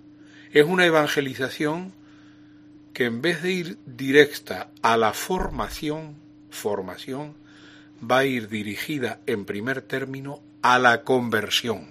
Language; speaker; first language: Spanish; native; Spanish